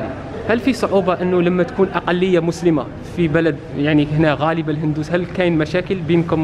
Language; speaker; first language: Arabic; native; Arabic